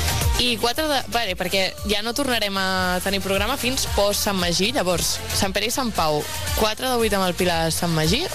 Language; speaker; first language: Catalan; native; Catalan